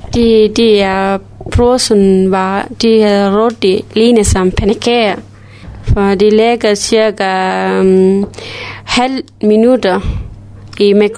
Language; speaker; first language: Danish; non-native, learner; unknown